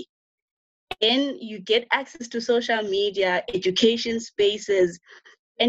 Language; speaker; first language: English; non-native, local second language; Xhosa